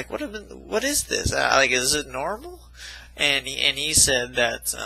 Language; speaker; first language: English; native; English